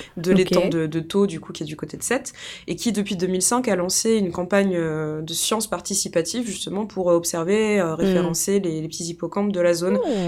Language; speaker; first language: French; native; French